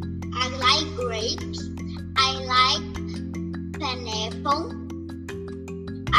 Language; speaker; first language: English; non-native, learner; Portuguese